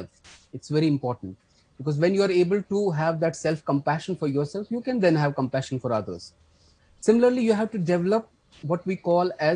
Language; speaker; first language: English; non-native, local second language; Kashmiri